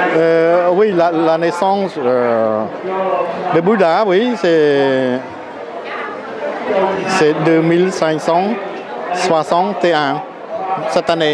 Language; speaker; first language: French; non-native, learner; Khmer